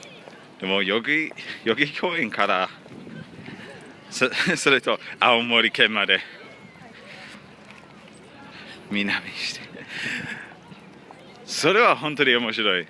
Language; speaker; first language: Japanese; non-native, learner; English